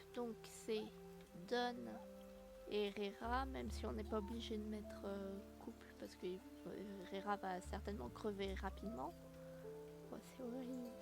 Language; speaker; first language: French; native; French